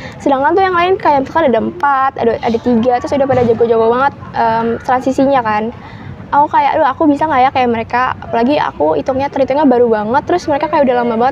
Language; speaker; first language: Indonesian; native; Indonesian